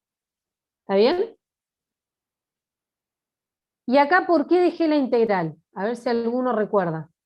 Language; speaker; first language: Spanish; native; Spanish